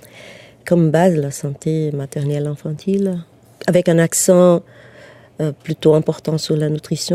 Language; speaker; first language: French; non-native, fluent; Portuguese